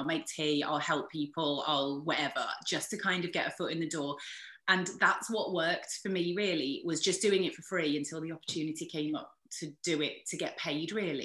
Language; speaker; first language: English; native; English